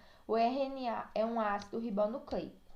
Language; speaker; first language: Portuguese; native; Portuguese